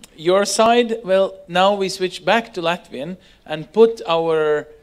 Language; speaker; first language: English; non-native, fluent; Latvian